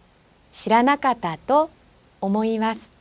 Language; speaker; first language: Japanese; non-native, fluent; Korean